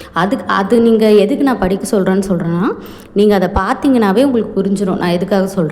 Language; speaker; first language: Tamil; native; Tamil